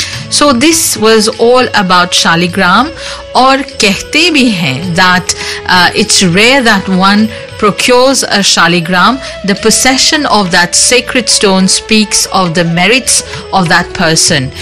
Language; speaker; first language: English; non-native, local second language; Morisyen